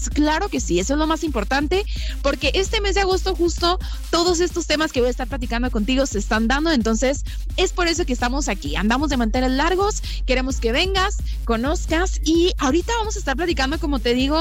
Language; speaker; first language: Spanish; native; Spanish